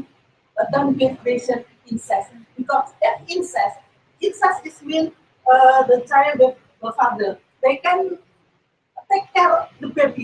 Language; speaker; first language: English; non-native, learner; Indonesian